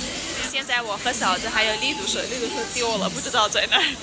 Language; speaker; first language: Chinese; non-native, fluent; Armenian